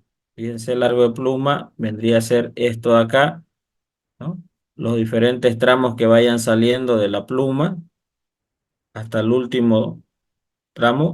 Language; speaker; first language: Spanish; native; Spanish